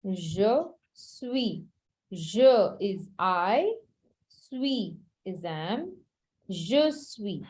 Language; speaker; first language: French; non-native, fluent; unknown